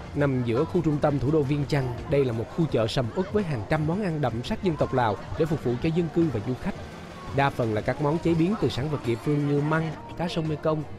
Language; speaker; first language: Vietnamese; native; Vietnamese